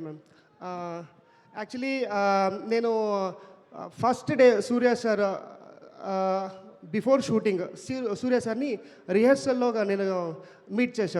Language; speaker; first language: Telugu; non-native, learner; Kannada